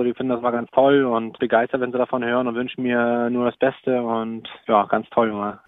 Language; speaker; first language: German; native; German